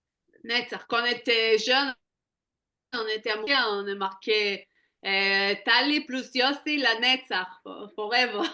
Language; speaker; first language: French; non-native, fluent; Hebrew